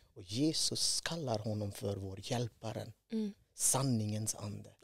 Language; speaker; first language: Swedish; non-native, fluent; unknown